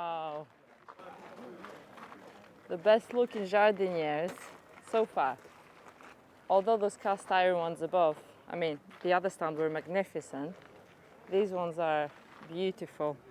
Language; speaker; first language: English; non-native, fluent; French